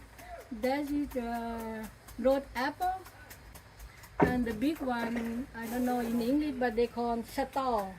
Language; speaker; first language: English; non-native, learner; Thai